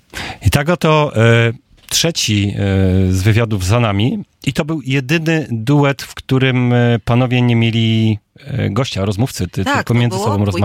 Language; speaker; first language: Polish; native; Polish